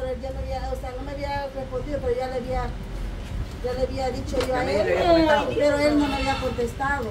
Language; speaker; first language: Spanish; native; Spanish